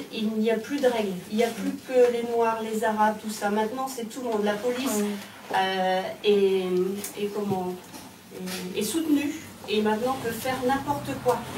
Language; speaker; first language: French; native; French